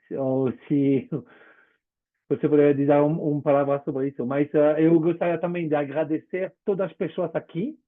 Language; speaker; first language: Portuguese; non-native, learner; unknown